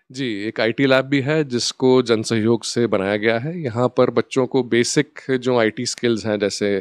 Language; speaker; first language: Hindi; native; Hindi